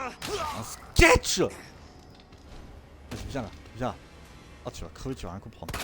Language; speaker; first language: French; native; French